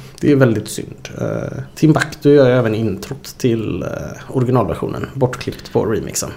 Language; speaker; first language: Swedish; native; Swedish